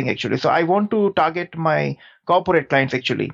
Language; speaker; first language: English; non-native, local second language; Gujarati